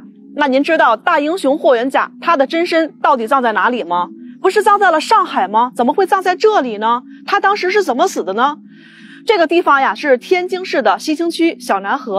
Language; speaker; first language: Chinese; native; Chinese